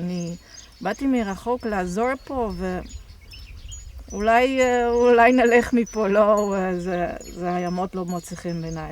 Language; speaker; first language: Hebrew; non-native, fluent; Dutch